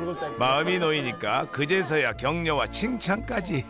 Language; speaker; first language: Korean; native; Korean